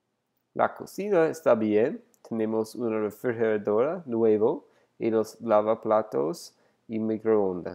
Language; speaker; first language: Spanish; non-native, learner; English